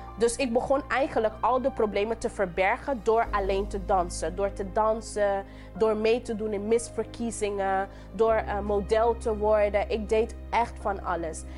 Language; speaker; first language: Dutch; non-native, local second language; English